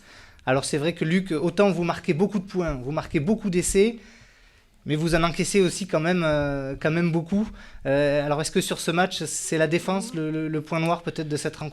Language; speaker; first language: French; native; French